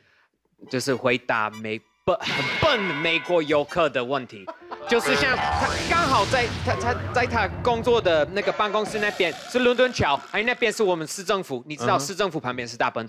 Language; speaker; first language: Chinese; non-native, fluent; English